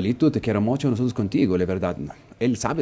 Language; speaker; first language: Spanish; non-native, learner; Arabic